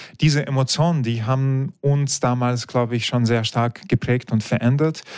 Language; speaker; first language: German; non-native, fluent; Russian